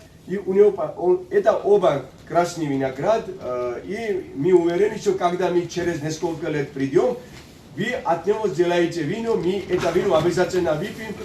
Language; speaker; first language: Russian; non-native, fluent; Georgian